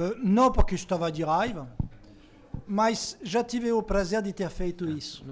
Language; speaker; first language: Portuguese; non-native, fluent; French